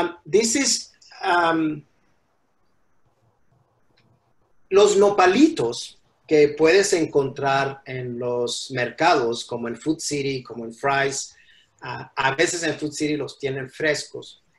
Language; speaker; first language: Spanish; native; Spanish